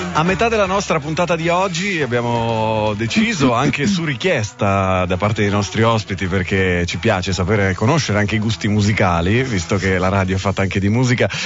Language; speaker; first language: Italian; native; Italian